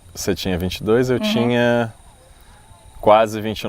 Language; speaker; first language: Portuguese; native; Portuguese